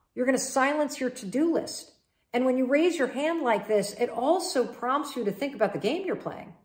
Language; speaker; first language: English; native; English